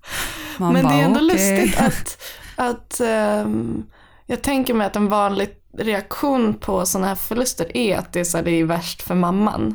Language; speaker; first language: Swedish; native; Swedish